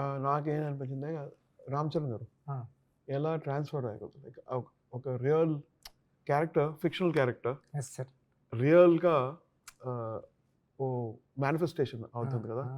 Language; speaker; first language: Telugu; non-native, learner; Tamil